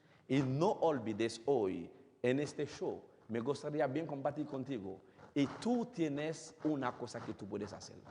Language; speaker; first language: Spanish; non-native, fluent; Haitian Creole